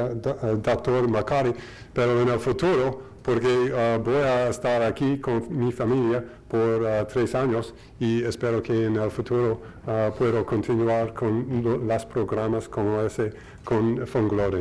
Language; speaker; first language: Spanish; non-native, learner; English